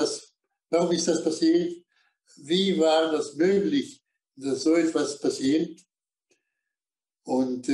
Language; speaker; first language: German; non-native, fluent; Slovak